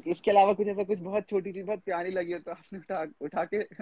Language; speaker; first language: Hindi; native; Hindi